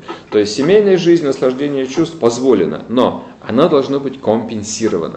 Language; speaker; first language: Russian; native; Russian